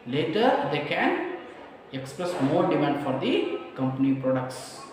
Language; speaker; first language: English; non-native, local second language; Kannada